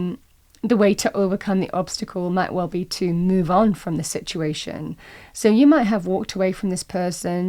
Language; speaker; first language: English; native; English